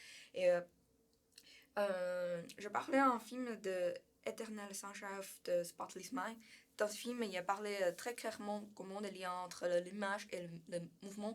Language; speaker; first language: French; non-native, learner; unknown